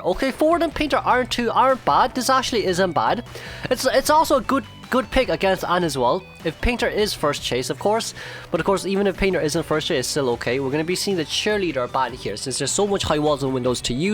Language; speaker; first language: English; non-native, fluent; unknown